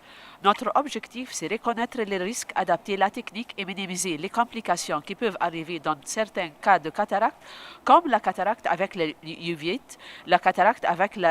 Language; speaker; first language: French; non-native, local second language; Arabic